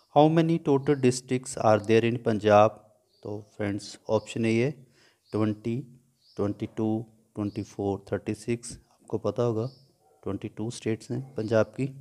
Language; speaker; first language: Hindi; non-native, local second language; Punjabi